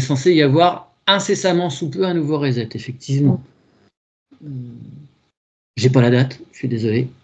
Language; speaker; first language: French; native; French